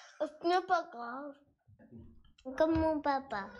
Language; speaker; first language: French; native; French